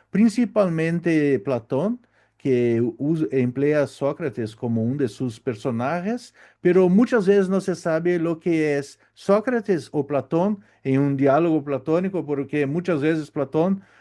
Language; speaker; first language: Spanish; non-native, learner; Portuguese